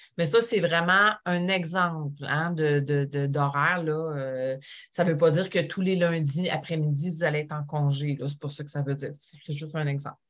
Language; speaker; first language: French; native; French